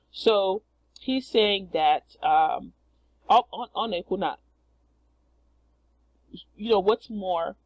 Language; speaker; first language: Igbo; non-native, learner; English